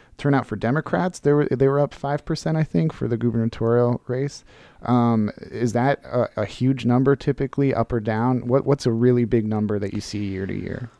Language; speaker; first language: English; native; English